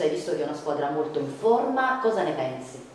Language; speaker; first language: Italian; native; Italian